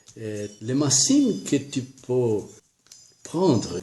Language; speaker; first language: French; non-native, learner; Portuguese